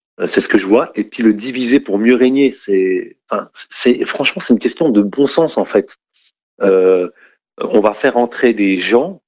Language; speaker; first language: French; native; French